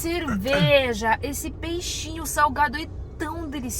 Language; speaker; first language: Portuguese; non-native, learner; Russian